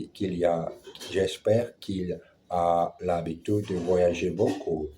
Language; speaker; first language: French; non-native, learner; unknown